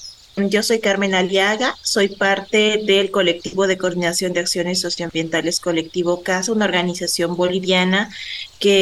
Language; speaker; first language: Spanish; native; Spanish